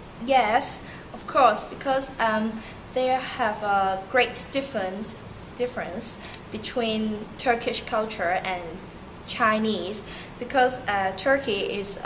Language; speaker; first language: English; early bilingual, other home language; Turkish